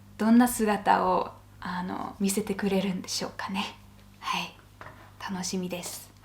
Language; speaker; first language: Japanese; non-native, fluent; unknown